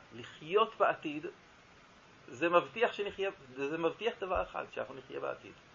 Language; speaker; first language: Hebrew; native; Hebrew